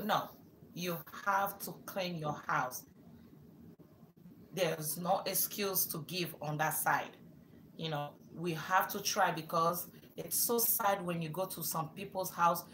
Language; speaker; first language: English; non-native, fluent; Lingala